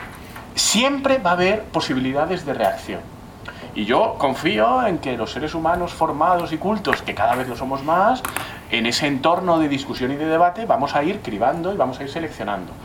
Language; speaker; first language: Spanish; native; Spanish